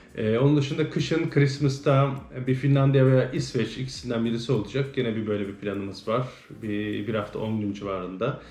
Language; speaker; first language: Turkish; early bilingual, heritage; Turkish